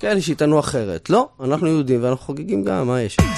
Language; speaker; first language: Hebrew; native; Hebrew